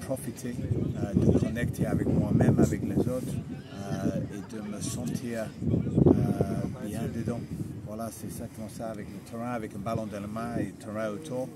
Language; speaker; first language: French; non-native, fluent; English